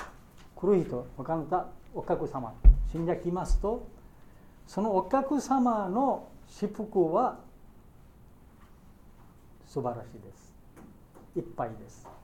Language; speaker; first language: Japanese; non-native, learner; Bangla